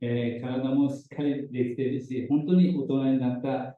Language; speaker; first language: Japanese; native; Japanese